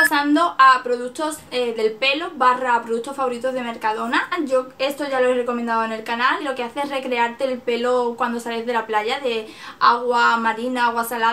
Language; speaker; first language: Spanish; native; Spanish